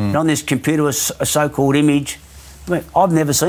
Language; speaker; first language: English; native; English